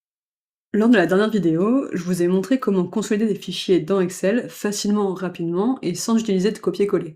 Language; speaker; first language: French; native; French